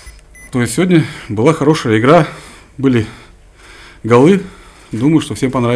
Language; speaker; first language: Russian; native; Russian